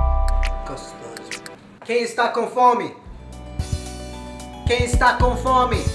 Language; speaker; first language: Portuguese; non-native, learner; English